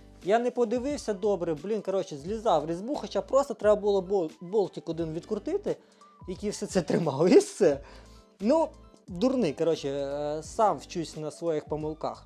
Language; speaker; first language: Ukrainian; non-native, fluent; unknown